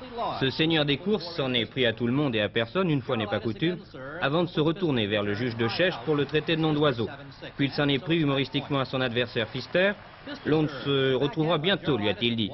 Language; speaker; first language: French; native; French